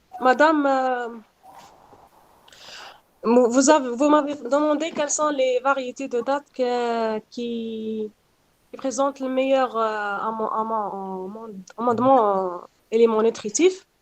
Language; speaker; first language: French; non-native, local second language; Arabic